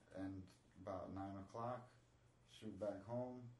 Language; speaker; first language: English; non-native, fluent; Spanish